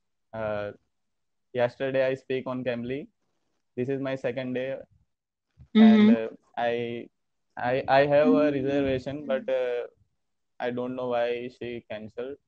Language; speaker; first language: English; non-native, learner; Hindi